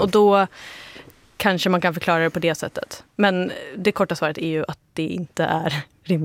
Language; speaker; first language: Swedish; native; Swedish